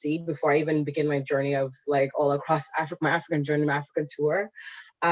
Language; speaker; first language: English; non-native, fluent; Somali